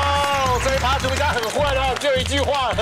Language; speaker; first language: Chinese; native; Chinese